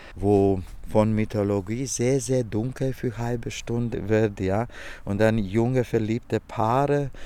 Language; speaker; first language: German; non-native, learner; Latvian